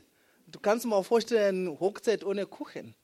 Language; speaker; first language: German; non-native, fluent; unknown